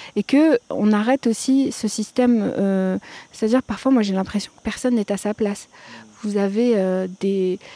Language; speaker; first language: French; non-native, local second language; Arabic